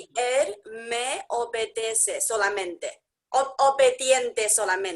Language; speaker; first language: Spanish; non-native, learner; English